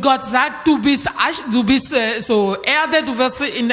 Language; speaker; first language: German; non-native, learner; French